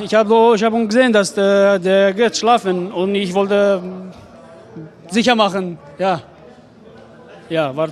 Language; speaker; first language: German; non-native, learner; Tajik